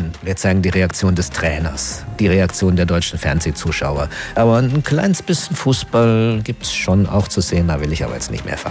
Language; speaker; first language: German; native; German